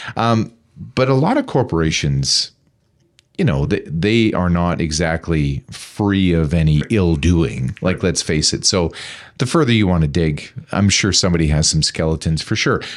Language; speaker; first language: English; native; English